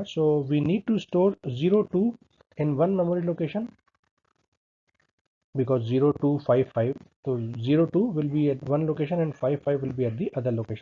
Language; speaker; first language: English; non-native, local second language; Hindi